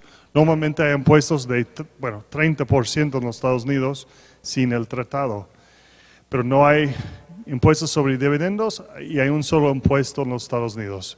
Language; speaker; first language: Spanish; non-native, fluent; English